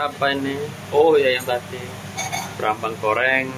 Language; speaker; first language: Indonesian; non-native, local second language; Javanese